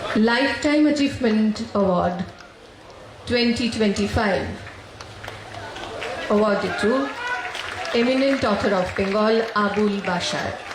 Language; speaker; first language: English; non-native, local second language; Bangla